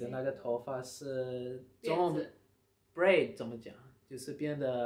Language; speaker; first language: Chinese; early bilingual, heritage; Chinese